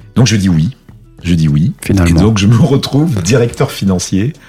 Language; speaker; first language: French; native; French